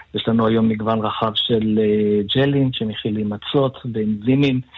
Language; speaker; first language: Hebrew; native; Hebrew